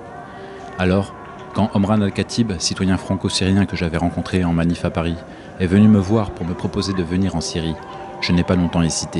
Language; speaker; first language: French; native; French